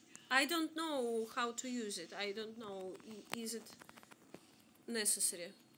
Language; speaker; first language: English; non-native, learner; Russian